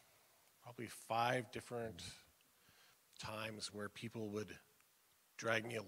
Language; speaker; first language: English; native; English